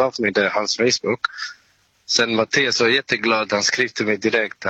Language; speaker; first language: Swedish; non-native, learner; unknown